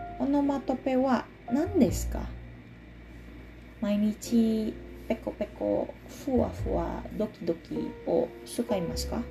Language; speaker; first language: Japanese; non-native, learner; Indonesian